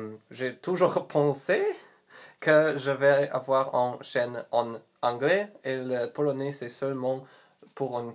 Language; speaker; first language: French; non-native, learner; Polish